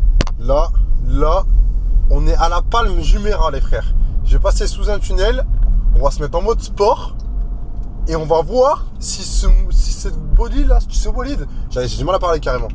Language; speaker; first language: French; native; French